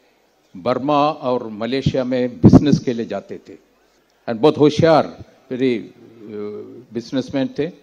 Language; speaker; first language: Hindi; non-native, local second language; Tamil